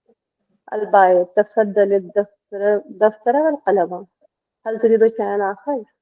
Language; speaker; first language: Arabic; non-native, learner; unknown